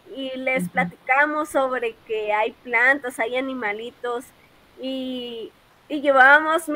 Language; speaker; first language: Spanish; native; Spanish